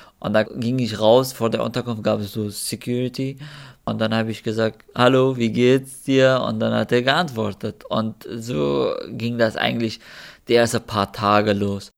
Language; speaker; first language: German; non-native, fluent; Kurdish